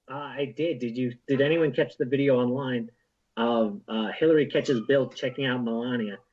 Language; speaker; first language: English; native; English